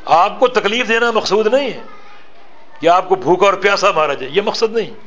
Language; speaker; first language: Urdu; native; Urdu